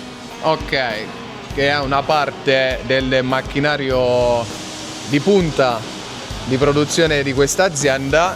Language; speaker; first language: Italian; native; Italian